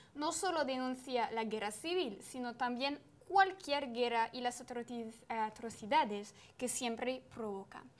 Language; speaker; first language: Spanish; non-native, fluent; French